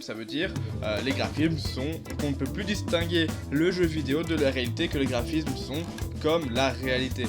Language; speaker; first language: French; native; French